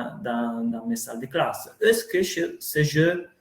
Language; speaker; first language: French; non-native, fluent; Italian